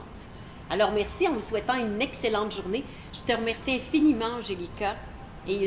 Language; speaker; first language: French; native; French